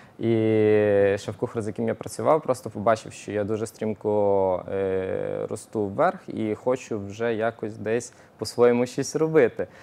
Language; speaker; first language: Ukrainian; native; Ukrainian